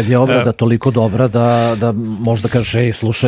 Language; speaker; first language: Croatian; native; Croatian